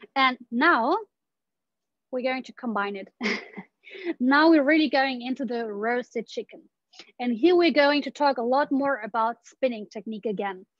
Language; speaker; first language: English; non-native, fluent; German